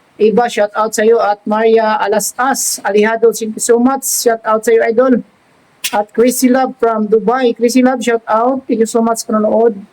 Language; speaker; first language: Filipino; non-native, local second language; Cebuano